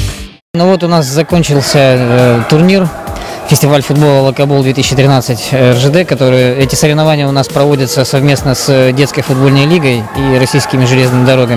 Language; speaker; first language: Russian; native; Russian